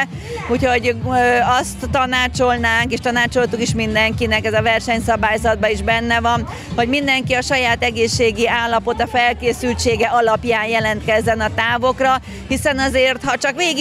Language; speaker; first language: Hungarian; native; Hungarian